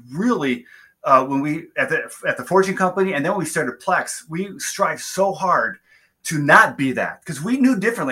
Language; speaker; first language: English; native; English